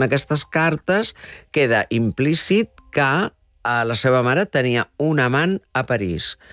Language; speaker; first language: Catalan; early bilingual, heritage; Catalan